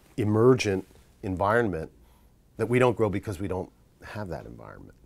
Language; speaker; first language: English; native; English